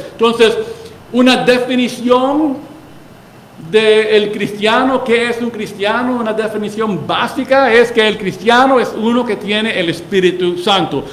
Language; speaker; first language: Spanish; early bilingual, heritage; Spanish